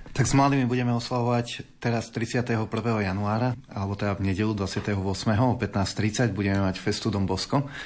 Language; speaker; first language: Slovak; native; Slovak